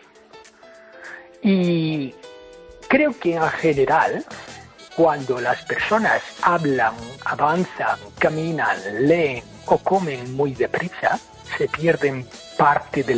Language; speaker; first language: Spanish; non-native, fluent; English